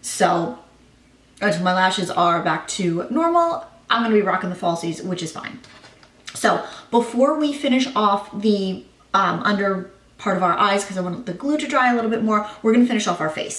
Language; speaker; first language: English; native; English